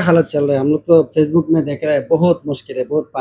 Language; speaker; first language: Hindi; non-native, learner; Bangla